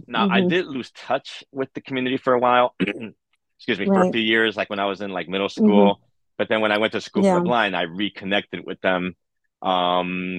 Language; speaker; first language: English; native; English